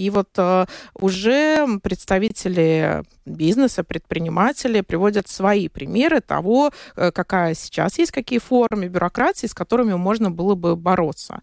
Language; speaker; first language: Russian; native; Russian